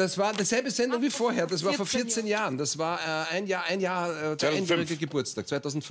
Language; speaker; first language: German; native; German